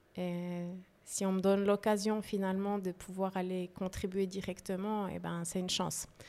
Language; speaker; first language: French; native; French